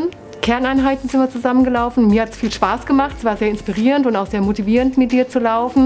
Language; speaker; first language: German; native; German